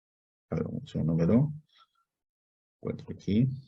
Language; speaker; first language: Spanish; native; Spanish